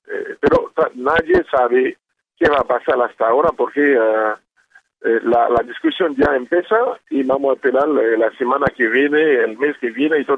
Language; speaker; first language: Spanish; non-native, learner; Haitian Creole